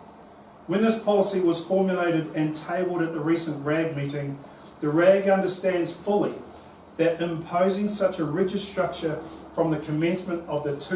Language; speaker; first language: English; native; English